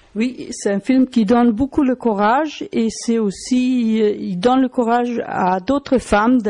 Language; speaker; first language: French; non-native, fluent; German